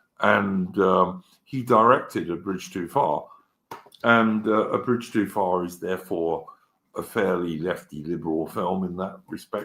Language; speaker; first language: English; native; English